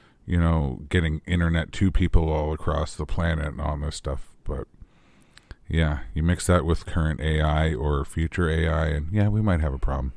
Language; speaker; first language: English; native; English